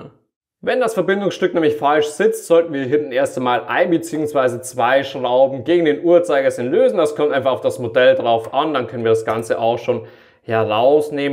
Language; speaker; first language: German; native; German